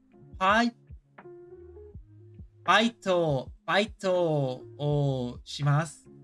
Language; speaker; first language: Japanese; non-native, learner; English